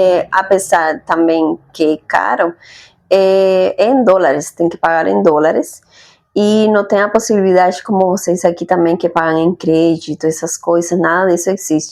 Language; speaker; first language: Portuguese; non-native, fluent; Spanish